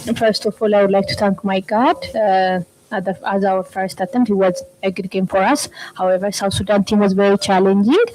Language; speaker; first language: English; non-native, local second language; Amharic